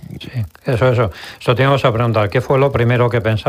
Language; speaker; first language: Spanish; native; Spanish